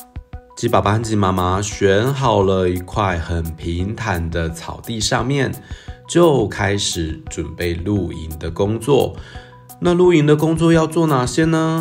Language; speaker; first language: Chinese; native; Chinese